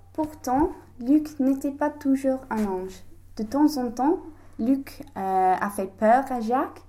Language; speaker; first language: French; non-native, learner; English